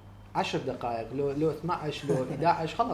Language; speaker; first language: Arabic; native; Arabic